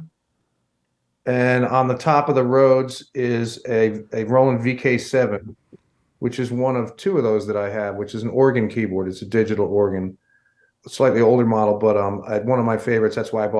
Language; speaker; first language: English; native; English